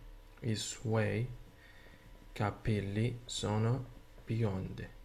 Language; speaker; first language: Italian; non-native, learner; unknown